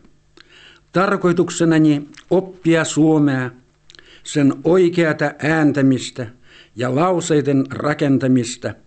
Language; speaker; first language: Finnish; early bilingual, heritage; Finnish